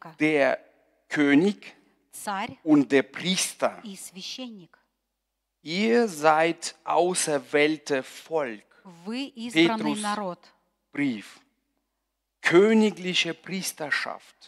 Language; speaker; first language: German; non-native, fluent; Russian